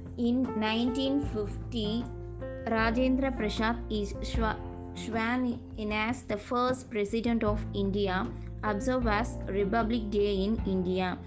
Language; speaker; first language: English; non-native, local second language; Tamil